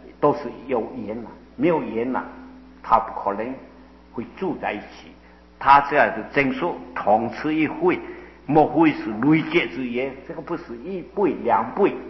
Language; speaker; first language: Chinese; non-native, local second language; Cantonese